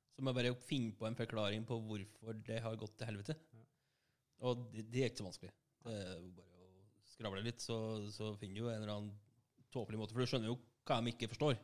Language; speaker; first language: Norwegian; native; Norwegian